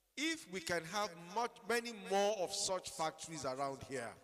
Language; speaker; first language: English; non-native, local second language; Yoruba